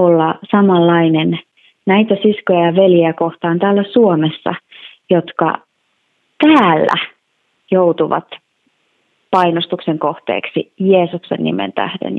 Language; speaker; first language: Finnish; native; Finnish